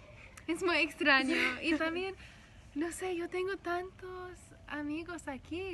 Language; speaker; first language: Spanish; non-native, learner; English